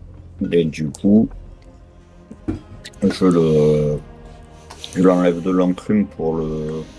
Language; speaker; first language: French; native; French